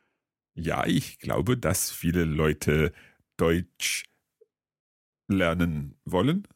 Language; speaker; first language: German; non-native, learner; English